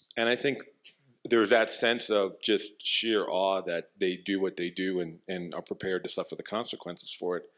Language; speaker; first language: English; native; English